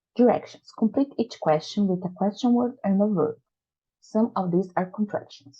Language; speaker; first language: English; non-native, fluent; Portuguese